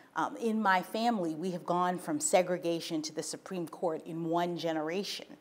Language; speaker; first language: English; native; English